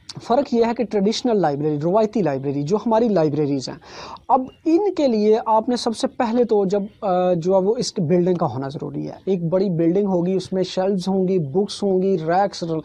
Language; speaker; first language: Urdu; native; Urdu